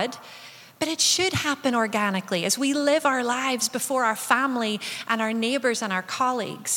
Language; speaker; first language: English; native; English